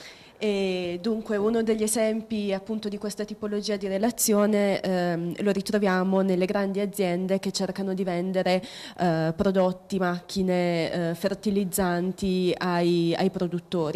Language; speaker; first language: Italian; native; Italian